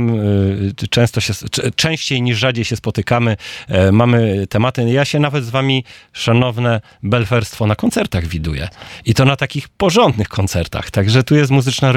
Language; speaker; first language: Polish; native; Polish